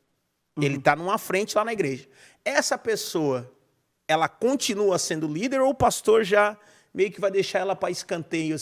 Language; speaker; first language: Portuguese; native; Portuguese